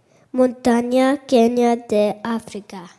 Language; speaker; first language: Spanish; non-native, learner; English